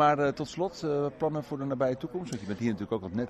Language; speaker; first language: Dutch; native; Dutch